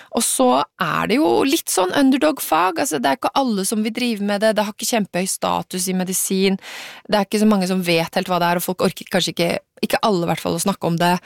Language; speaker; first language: Norwegian; native; Norwegian